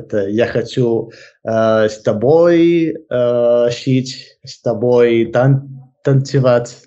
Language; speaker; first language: Russian; non-native, learner; Spanish